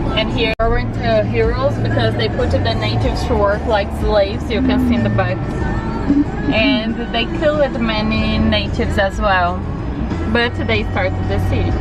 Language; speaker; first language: English; non-native, fluent; Portuguese